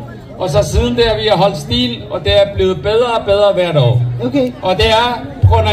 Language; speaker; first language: Danish; early bilingual, other home language; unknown